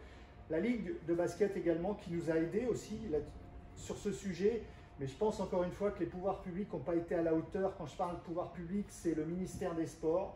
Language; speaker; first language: French; native; French